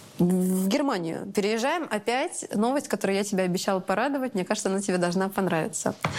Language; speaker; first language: Russian; native; Russian